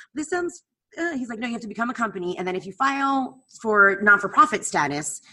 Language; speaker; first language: English; native; English